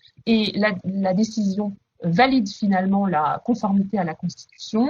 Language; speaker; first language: French; native; French